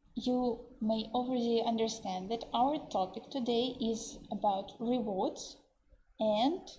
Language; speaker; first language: English; non-native, fluent; Russian